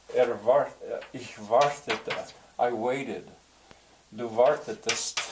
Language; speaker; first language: German; non-native, learner; English